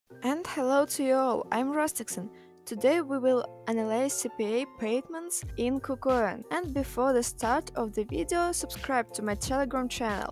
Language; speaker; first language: English; non-native, learner; Russian